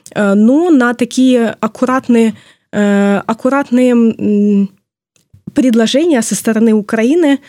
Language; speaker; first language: Russian; non-native, local second language; Ukrainian